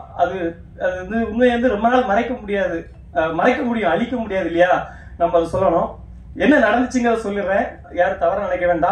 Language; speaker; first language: Tamil; native; Tamil